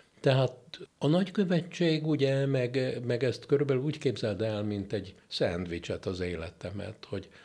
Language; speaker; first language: Hungarian; native; Hungarian